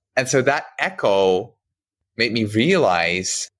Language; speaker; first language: English; non-native, fluent; German